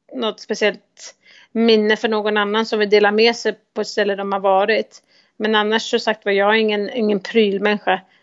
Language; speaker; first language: Swedish; native; Swedish